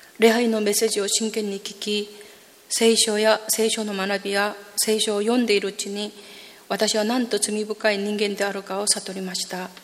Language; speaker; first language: Japanese; non-native, fluent; Korean